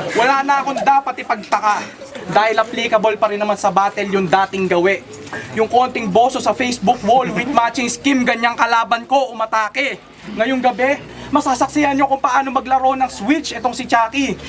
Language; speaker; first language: Filipino; native; Filipino